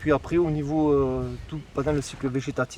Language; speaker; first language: French; native; French